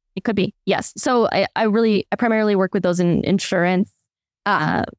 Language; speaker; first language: English; native; English